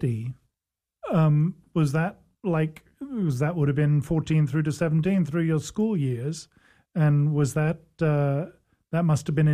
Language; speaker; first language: English; native; English